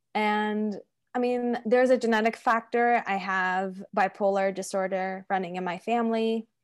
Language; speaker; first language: English; non-native, fluent; Turkish